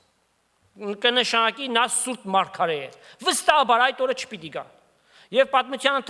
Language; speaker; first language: Armenian; native; Armenian